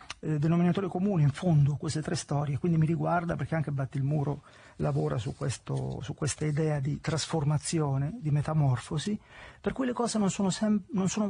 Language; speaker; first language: Italian; native; Italian